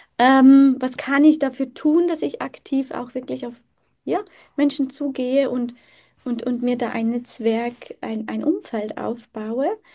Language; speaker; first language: German; early bilingual, heritage; German